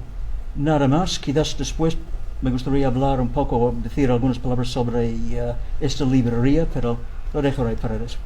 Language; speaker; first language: Spanish; non-native, learner; English